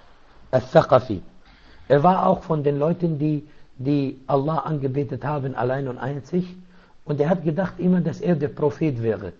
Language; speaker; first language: German; non-native, fluent; Arabic